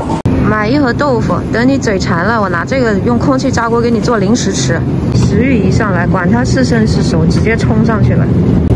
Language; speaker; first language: Chinese; native; Chinese